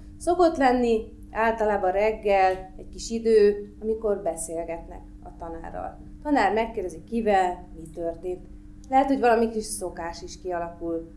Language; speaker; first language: Hungarian; native; Hungarian